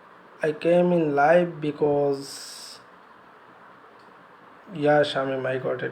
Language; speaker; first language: English; non-native, learner; Bangla